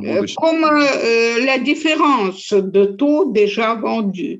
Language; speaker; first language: French; non-native, fluent; Russian